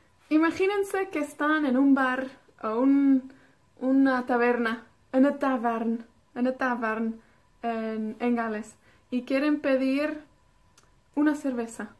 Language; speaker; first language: Spanish; non-native, fluent; Welsh